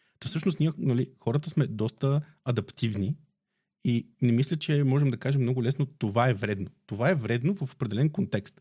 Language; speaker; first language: Bulgarian; native; Bulgarian